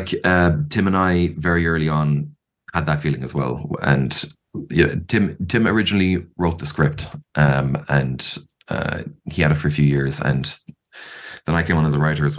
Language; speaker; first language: English; native; English